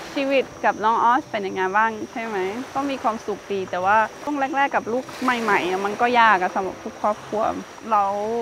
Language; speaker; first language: Thai; non-native, fluent; German